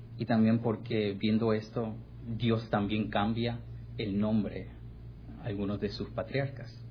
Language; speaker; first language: Spanish; non-native, fluent; English